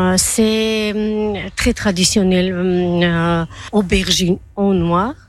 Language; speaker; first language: French; non-native, learner; Georgian